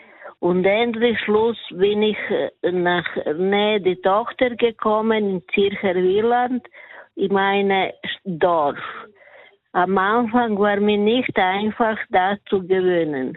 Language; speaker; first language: German; non-native, fluent; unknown